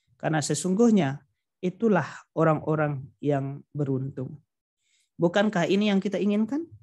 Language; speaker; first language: Indonesian; non-native, local second language; Minangkabau